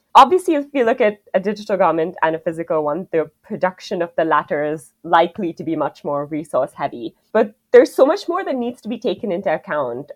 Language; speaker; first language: English; non-native, local second language; Hindi